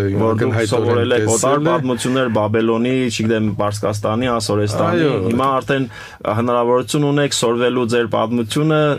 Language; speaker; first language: Armenian; native; Armenian